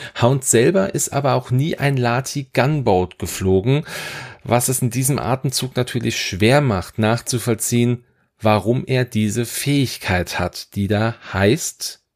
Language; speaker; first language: German; native; German